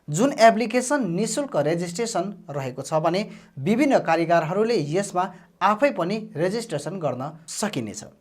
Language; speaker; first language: Nepali; native; Nepali